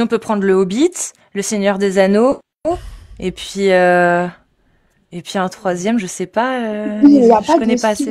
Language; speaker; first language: French; native; French